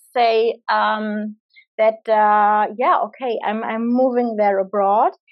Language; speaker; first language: English; non-native, fluent; German